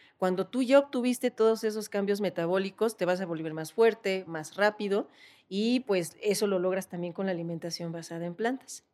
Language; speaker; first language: Spanish; native; Spanish